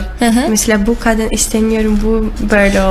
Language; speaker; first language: Turkish; non-native, learner; Russian